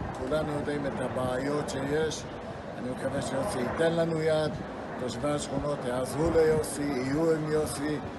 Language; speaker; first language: Hebrew; native; Hebrew